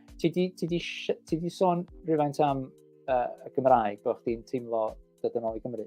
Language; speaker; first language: Welsh; native; Welsh